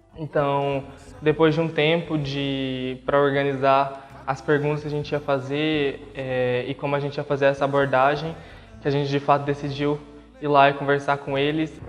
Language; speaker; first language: Portuguese; native; Portuguese